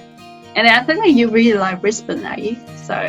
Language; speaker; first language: English; non-native, fluent; Vietnamese